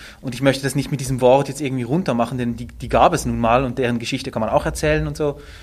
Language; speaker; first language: German; native; German